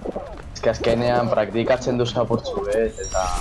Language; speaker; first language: Basque; non-native, local second language; Spanish